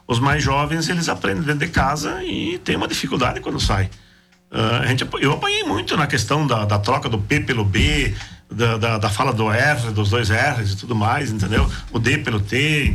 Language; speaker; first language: Portuguese; non-native, local second language; German